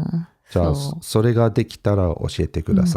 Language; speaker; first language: Japanese; non-native, fluent; English